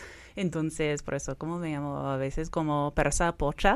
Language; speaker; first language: Spanish; non-native, fluent; English